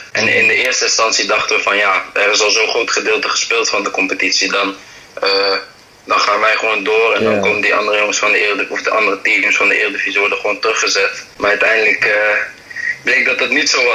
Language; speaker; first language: Dutch; native; Dutch